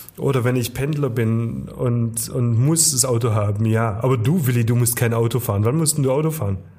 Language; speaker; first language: German; native; German